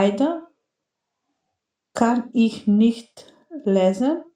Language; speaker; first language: German; non-native, learner; Macedonian